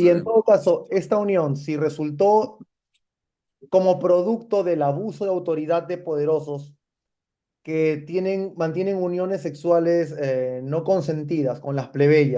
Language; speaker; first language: Spanish; native; Spanish